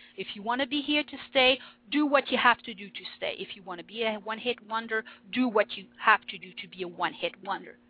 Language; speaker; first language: English; non-native, fluent; French